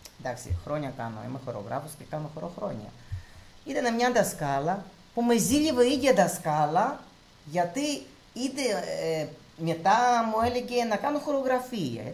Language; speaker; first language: Greek; non-native, fluent; Russian